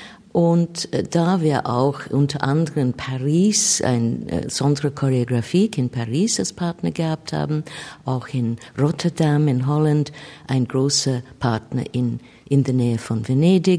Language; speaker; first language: German; non-native, fluent; English